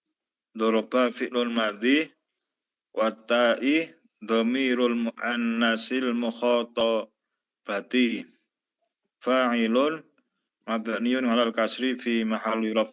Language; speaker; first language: Arabic; non-native, learner; Indonesian